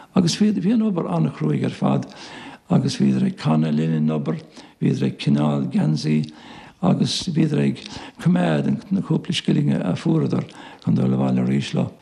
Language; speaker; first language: Irish; native; Irish